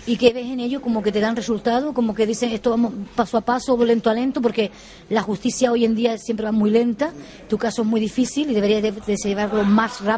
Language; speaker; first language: Spanish; native; Spanish